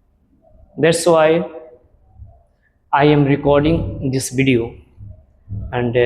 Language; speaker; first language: English; non-native, learner; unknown